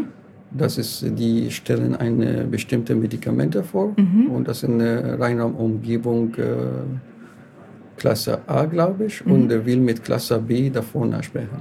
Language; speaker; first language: German; non-native, learner; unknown